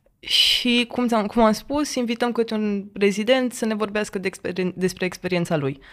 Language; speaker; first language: Romanian; native; Romanian